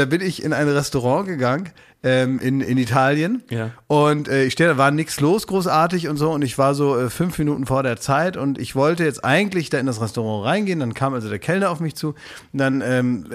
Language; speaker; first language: German; native; German